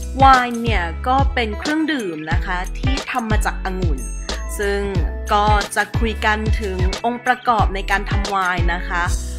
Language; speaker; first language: Thai; native; Thai